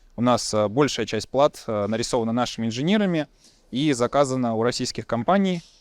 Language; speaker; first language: Russian; native; Russian